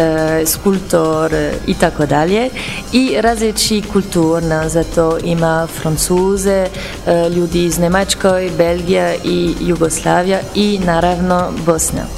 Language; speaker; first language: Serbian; non-native, learner; French